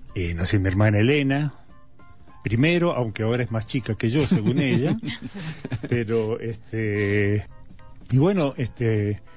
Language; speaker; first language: Spanish; native; Spanish